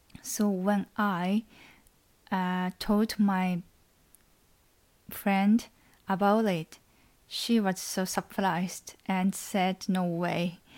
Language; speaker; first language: English; non-native, learner; Japanese